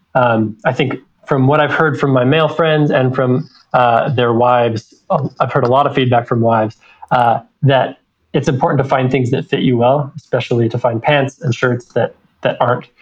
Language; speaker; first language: English; native; English